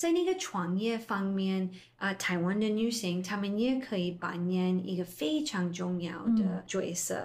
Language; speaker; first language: Chinese; non-native, fluent; English